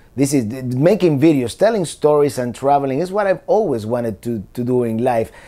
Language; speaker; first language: English; non-native, fluent; Spanish